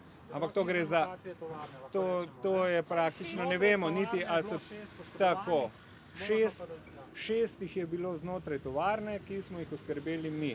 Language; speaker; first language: Slovenian; native; Slovenian